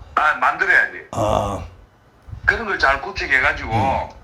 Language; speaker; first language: Korean; native; Korean